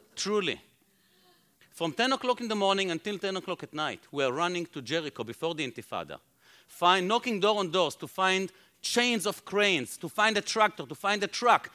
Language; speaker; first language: English; non-native, fluent; Hebrew